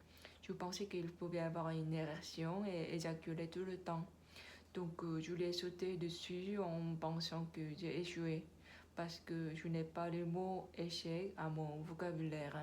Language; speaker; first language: French; non-native, learner; Korean